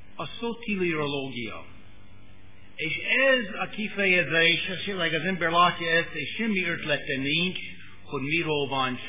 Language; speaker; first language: Hungarian; non-native, fluent; English